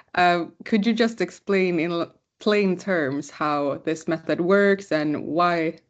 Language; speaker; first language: English; non-native, fluent; Swedish